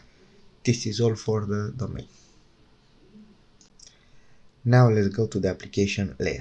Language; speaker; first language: English; non-native, fluent; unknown